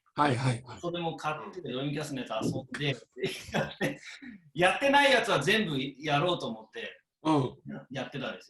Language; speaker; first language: Japanese; native; Japanese